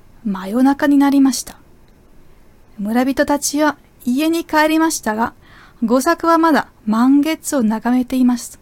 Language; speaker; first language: Japanese; non-native, fluent; German